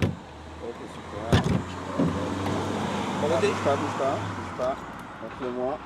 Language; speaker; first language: French; native; French